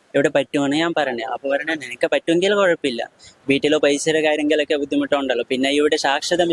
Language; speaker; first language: Malayalam; non-native, local second language; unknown